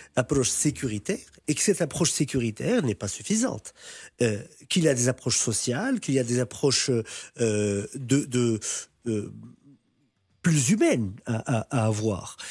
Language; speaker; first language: French; non-native, local second language; Arabic